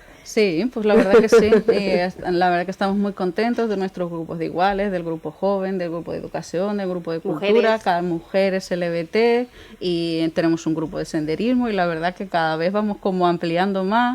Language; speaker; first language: Spanish; native; Spanish